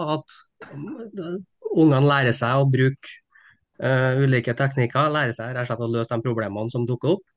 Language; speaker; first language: Norwegian; native; Norwegian